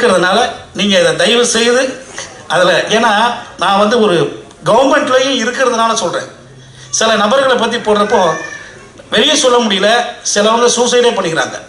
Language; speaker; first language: Tamil; native; Tamil